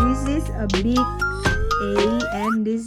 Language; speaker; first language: English; non-native, learner; Indonesian